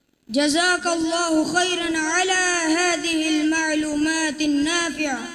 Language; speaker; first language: Arabic; non-native, learner; Urdu